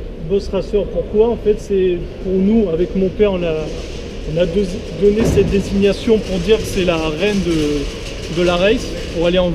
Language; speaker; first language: French; native; French